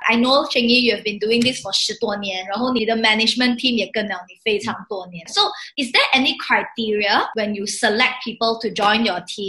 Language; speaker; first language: English; non-native, local second language; Chinese